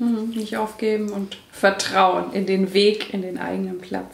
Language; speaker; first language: German; native; German